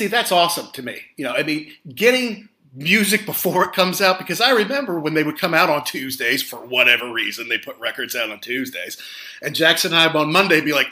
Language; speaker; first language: English; native; English